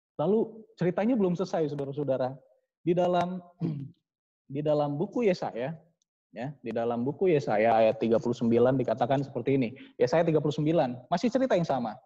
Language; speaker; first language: Indonesian; native; Indonesian